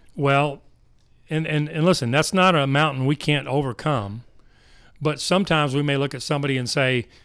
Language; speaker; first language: English; native; English